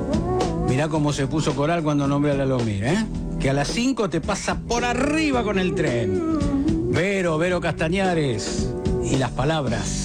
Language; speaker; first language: Spanish; native; Spanish